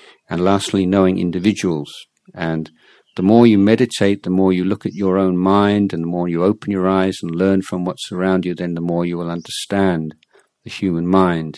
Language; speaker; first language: English; native; English